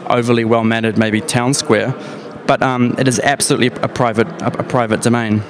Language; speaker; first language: English; native; English